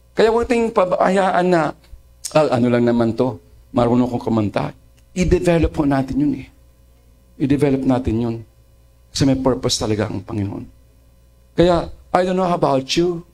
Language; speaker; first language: Filipino; non-native, local second language; Masbatenyo